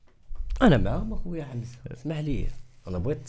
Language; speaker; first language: Arabic; native; Arabic